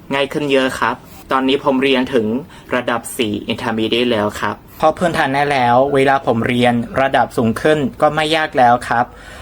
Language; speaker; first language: Thai; non-native, learner; Burmese